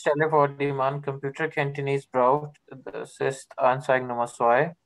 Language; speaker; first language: German; non-native, learner; Urdu